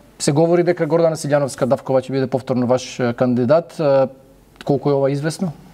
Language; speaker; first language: Macedonian; native; Macedonian